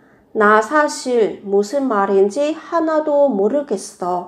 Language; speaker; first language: Korean; non-native, fluent; Vietnamese